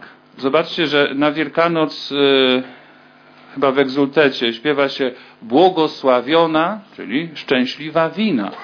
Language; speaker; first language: Polish; native; Polish